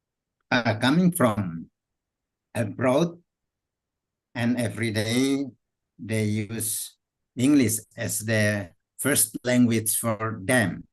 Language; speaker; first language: English; non-native, fluent; Indonesian